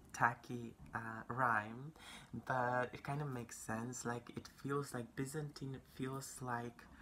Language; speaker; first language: English; non-native, fluent; Polish